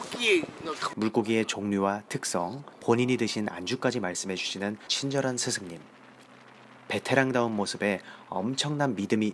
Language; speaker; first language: Korean; native; Korean